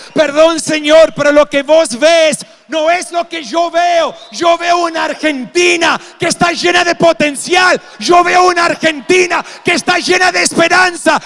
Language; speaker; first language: Spanish; non-native, fluent; English